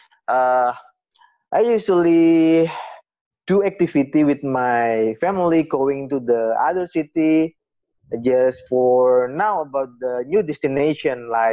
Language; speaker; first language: English; non-native, learner; Indonesian